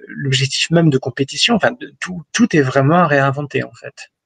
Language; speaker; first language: French; native; French